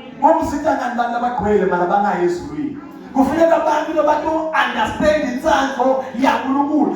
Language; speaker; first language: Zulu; non-native, local second language; Swati